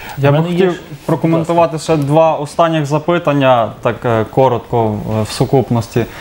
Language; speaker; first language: Ukrainian; native; Ukrainian